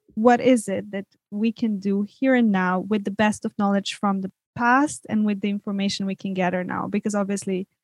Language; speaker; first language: English; non-native, fluent; Serbian